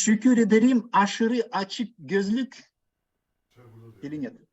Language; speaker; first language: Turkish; non-native, learner; Russian